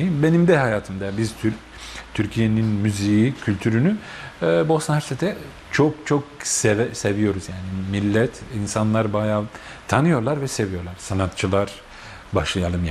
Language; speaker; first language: Turkish; non-native, fluent; Bosnian